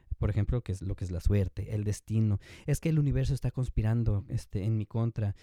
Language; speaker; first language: Spanish; native; Spanish